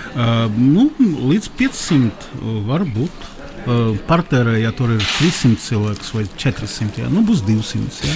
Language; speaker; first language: Latvian; non-native, local second language; Russian